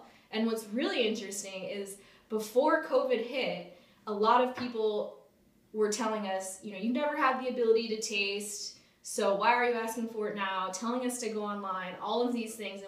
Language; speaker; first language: English; native; English